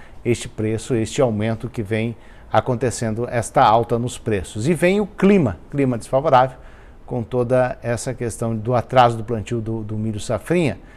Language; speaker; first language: Portuguese; native; Portuguese